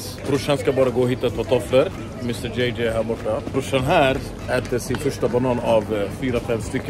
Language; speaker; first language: Swedish; native; Swedish